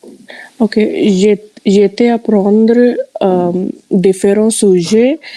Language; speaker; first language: French; non-native, learner; Hindi